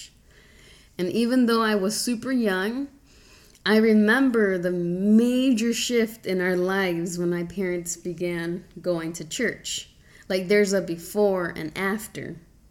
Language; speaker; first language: English; native; English